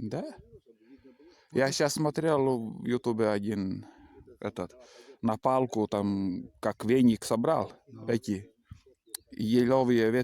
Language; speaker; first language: Russian; native; Russian